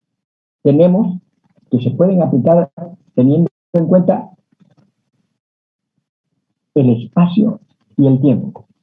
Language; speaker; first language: Spanish; native; Spanish